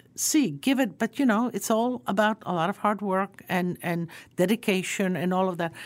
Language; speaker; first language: English; early bilingual, other home language; Croatian